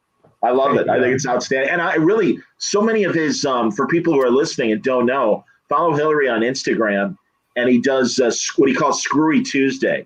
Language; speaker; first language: English; native; English